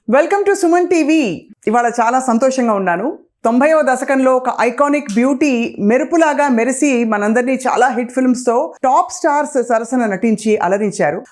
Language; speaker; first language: Telugu; native; Telugu